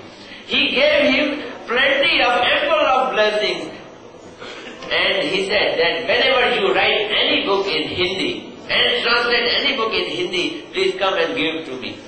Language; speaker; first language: English; non-native, local second language; Hindi